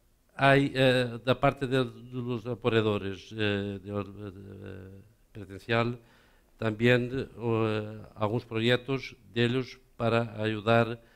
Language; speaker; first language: Spanish; non-native, learner; Portuguese